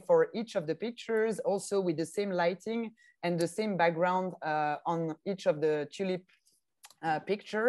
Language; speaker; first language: English; non-native, fluent; French